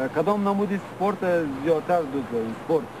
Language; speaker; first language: Persian; non-native, learner; Russian